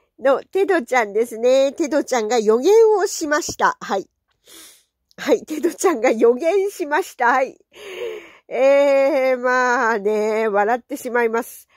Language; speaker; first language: Japanese; native; Japanese